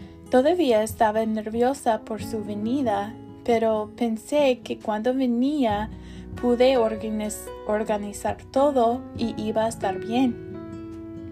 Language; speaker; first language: Spanish; non-native, learner; English